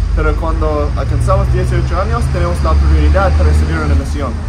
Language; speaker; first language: Spanish; non-native, learner; English